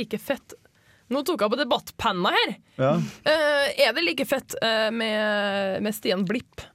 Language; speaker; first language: Norwegian; native; Norwegian